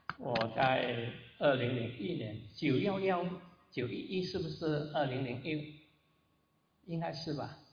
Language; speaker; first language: Chinese; non-native, local second language; Cantonese